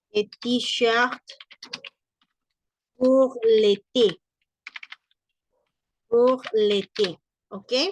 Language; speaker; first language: French; non-native, learner; Spanish